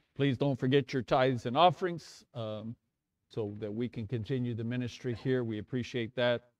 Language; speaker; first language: English; native; English